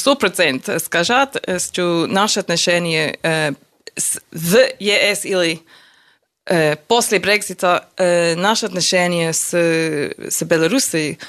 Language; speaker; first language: Russian; non-native, learner; English